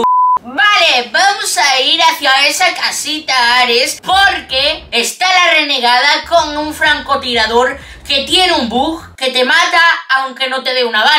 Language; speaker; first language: Spanish; native; Spanish